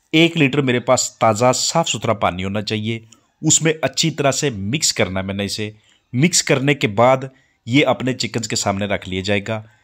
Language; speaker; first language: Urdu; non-native, local second language; Punjabi